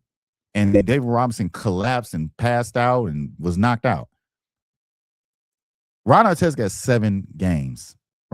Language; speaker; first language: English; native; English